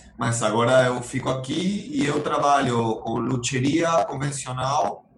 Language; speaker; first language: Portuguese; non-native, fluent; Spanish